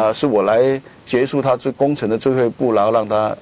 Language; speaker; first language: Chinese; native; Chinese